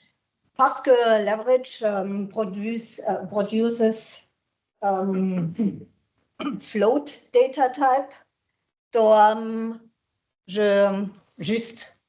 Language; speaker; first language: French; non-native, fluent; German